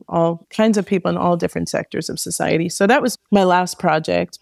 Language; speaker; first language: English; native; English